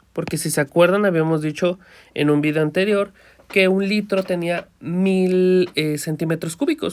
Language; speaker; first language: Spanish; native; Spanish